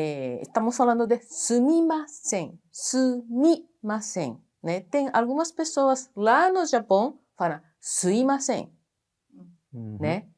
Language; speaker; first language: Portuguese; non-native, fluent; Japanese